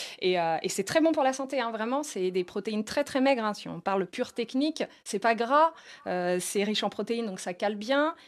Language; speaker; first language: French; early bilingual, other home language; Portuguese